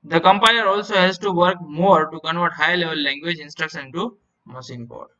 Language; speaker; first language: English; non-native, local second language; Gujarati